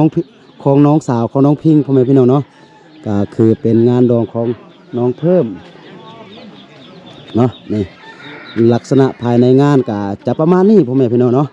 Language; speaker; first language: Thai; non-native, local second language; Lao